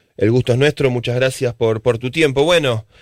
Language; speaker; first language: Spanish; native; Spanish